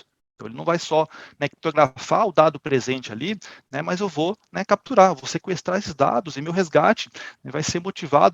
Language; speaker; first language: Portuguese; native; Portuguese